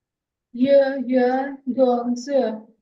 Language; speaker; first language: Chinese; non-native, learner; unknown